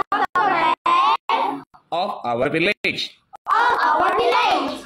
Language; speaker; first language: English; non-native, fluent; Indonesian